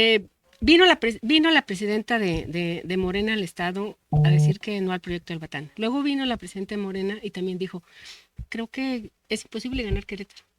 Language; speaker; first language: Spanish; native; Spanish